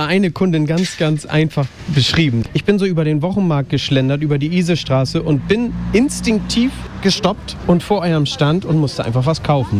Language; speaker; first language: German; native; German